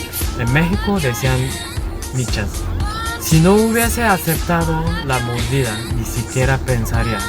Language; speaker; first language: Spanish; non-native, learner; Korean